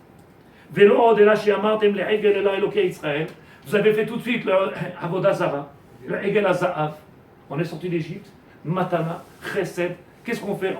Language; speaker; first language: French; native; French